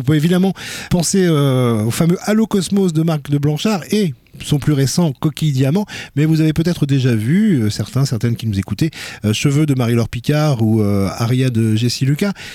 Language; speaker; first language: French; native; French